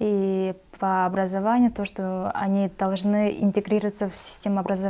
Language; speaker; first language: Russian; non-native, local second language; Kyrgyz